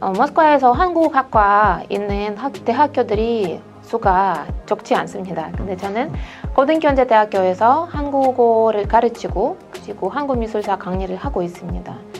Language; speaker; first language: Korean; non-native, fluent; Russian